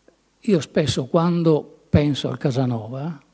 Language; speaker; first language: Italian; native; Italian